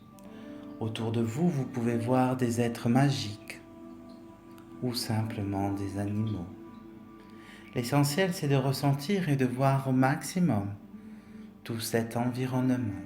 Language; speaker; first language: French; native; French